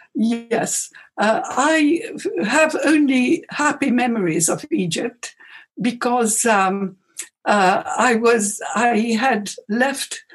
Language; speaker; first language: English; non-native, fluent; Arabic